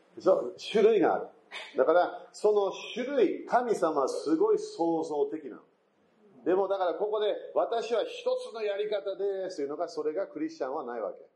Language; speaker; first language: Japanese; non-native, fluent; English